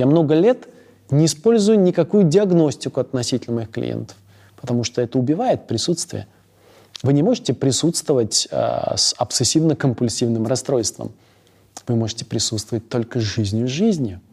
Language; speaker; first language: Russian; native; Russian